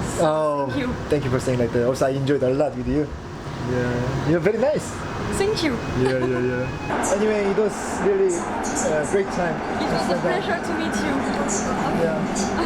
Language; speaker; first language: English; non-native, fluent; Korean